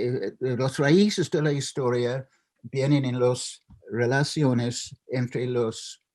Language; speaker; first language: Spanish; non-native, fluent; English